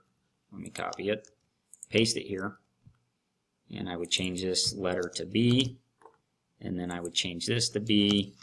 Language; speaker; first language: English; native; English